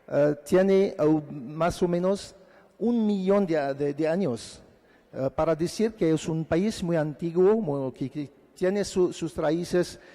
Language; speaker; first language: Spanish; non-native, fluent; Arabic